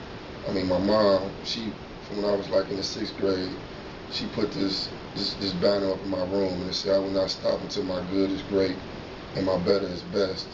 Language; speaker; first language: English; native; English